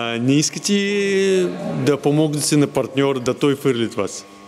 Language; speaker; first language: Bulgarian; non-native, learner; Russian